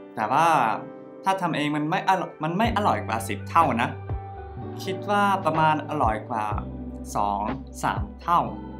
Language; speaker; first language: Thai; non-native, fluent; English